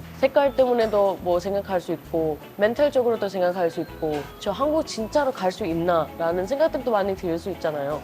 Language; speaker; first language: Korean; non-native, fluent; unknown